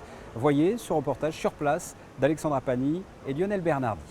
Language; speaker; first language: French; native; French